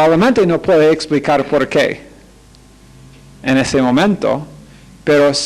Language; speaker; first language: Spanish; non-native, fluent; English